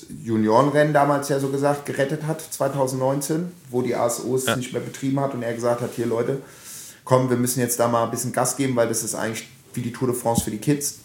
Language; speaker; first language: German; native; German